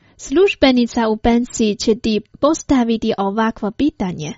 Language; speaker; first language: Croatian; non-native, fluent; Chinese